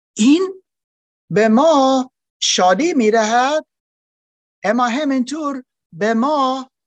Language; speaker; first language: Persian; non-native, learner; German